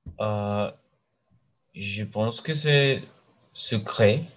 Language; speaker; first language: French; non-native, learner; English